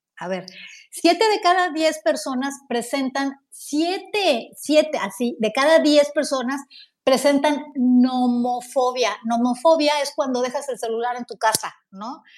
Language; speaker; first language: Spanish; native; Spanish